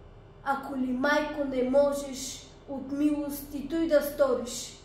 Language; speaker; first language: Bulgarian; native; Bulgarian